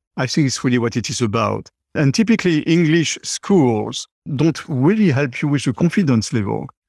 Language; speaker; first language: English; non-native, fluent; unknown